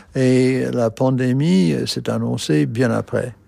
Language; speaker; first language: French; non-native, fluent; English